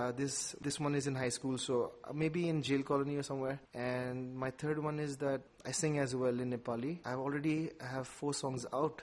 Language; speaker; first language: English; non-native, local second language; Nepali